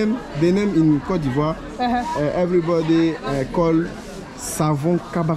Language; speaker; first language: English; non-native, learner; French